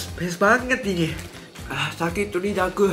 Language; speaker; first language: Indonesian; non-native, learner; Japanese